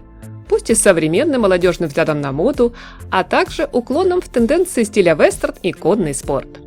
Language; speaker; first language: Russian; native; Russian